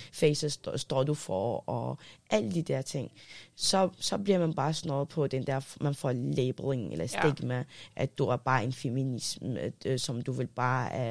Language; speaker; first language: Danish; early bilingual, other home language; Arabic